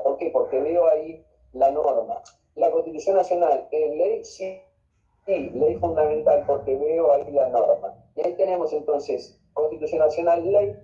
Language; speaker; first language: Spanish; native; Spanish